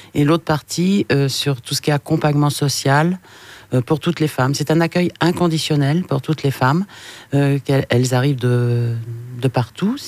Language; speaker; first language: French; native; French